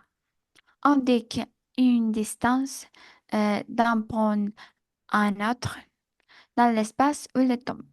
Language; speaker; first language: French; non-native, learner; Spanish